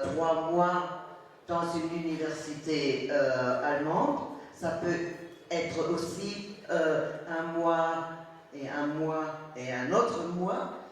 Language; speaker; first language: French; non-native, fluent; German